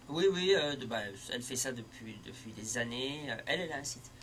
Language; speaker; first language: French; early bilingual, heritage; French